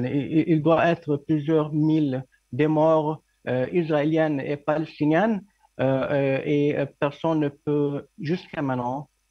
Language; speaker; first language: French; non-native, learner; Arabic